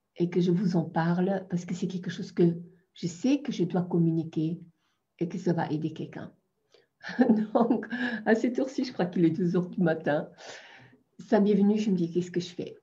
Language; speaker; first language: French; non-native, fluent; German